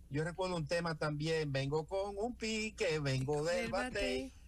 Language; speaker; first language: Spanish; native; Spanish